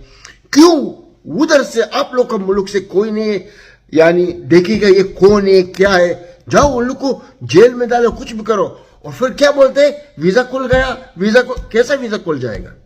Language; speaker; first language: Hindi; non-native, learner; Arabic